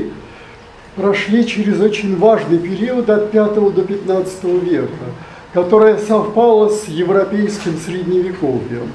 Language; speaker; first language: Russian; native; Russian